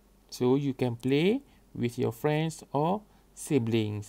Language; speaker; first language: English; non-native, local second language; Malay